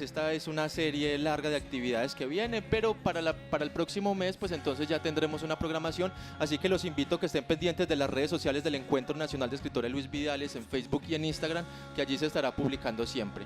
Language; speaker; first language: Spanish; native; Spanish